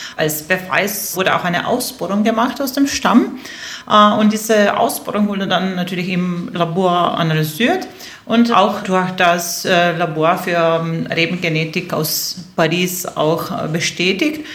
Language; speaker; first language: German; non-native, fluent; Slovenian